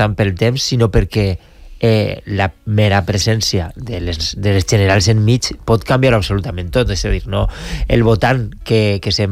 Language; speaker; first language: Catalan; native; Catalan